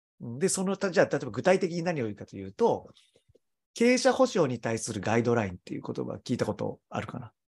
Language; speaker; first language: Japanese; native; Japanese